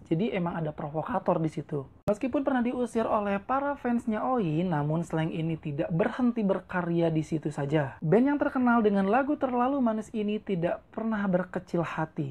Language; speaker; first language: Indonesian; native; Indonesian